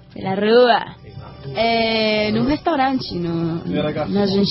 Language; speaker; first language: Portuguese; non-native, learner; Spanish